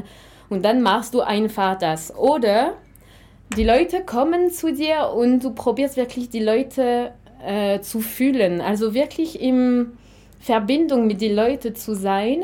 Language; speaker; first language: German; non-native, fluent; French